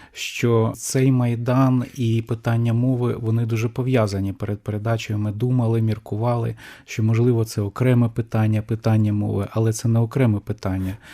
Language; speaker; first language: Ukrainian; native; Ukrainian